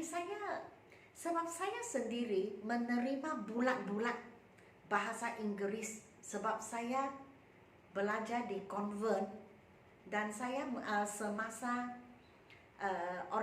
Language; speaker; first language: Malay; non-native, local second language; Chinese